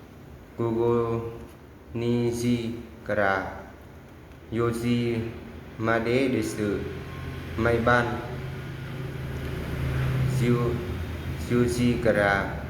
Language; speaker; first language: Japanese; non-native, learner; Vietnamese